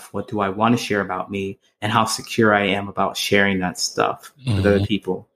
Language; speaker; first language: English; native; English